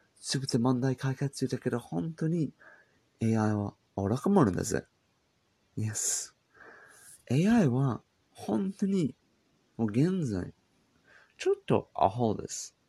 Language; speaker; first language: Japanese; non-native, learner; English